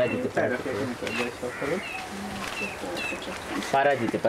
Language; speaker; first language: Russian; non-native, learner; Swahili